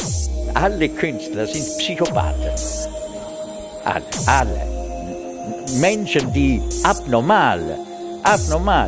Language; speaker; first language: German; non-native, fluent; Italian